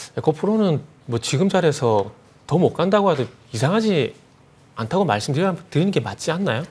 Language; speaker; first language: Korean; native; Korean